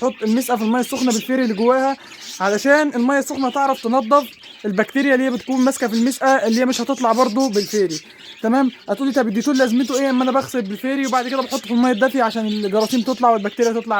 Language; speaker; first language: Arabic; native; Arabic